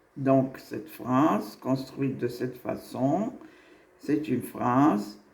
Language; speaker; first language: French; non-native, local second language; Arabic